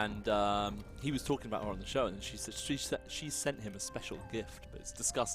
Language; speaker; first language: English; native; English